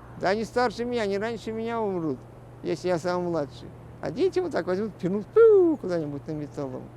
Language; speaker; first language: Russian; non-native, local second language; Crimean Tatar